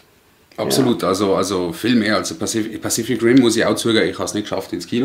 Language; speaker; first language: German; native; German